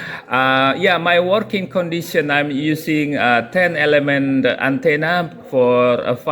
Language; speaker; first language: English; non-native, local second language; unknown